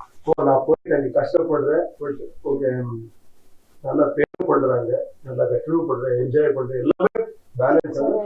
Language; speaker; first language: Tamil; non-native, learner; Kannada